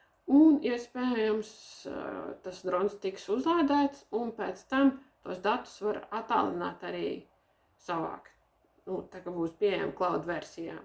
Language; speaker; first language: Latvian; native; Latvian